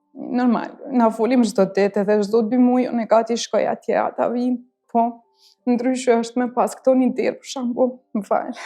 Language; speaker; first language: Albanian; early bilingual, heritage; Albanian